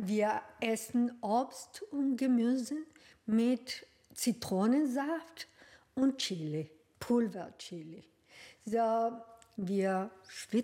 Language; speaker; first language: German; non-native, learner; Spanish